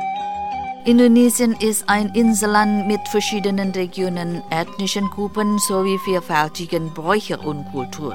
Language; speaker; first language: German; non-native, fluent; Indonesian